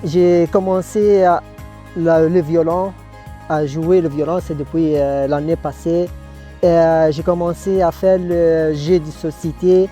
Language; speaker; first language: French; non-native, local second language; Arabic